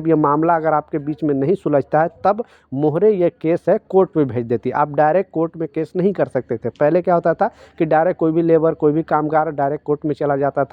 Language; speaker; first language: Hindi; native; Hindi